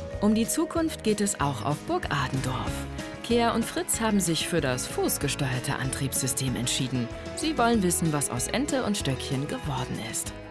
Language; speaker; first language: German; native; German